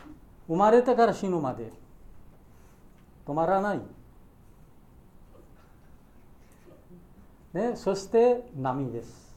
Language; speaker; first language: Japanese; non-native, learner; Bangla